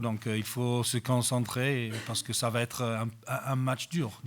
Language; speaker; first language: French; non-native, fluent; English